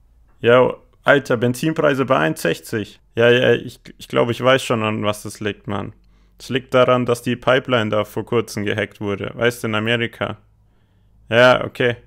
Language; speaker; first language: German; native; German